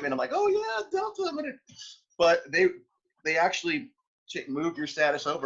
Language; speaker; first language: English; native; English